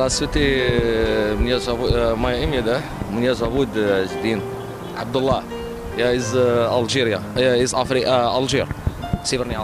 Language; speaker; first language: Russian; non-native, learner; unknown